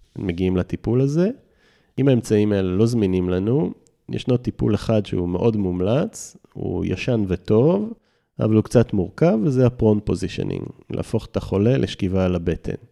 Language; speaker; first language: Hebrew; native; Hebrew